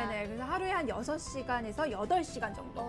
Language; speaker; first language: Korean; native; Korean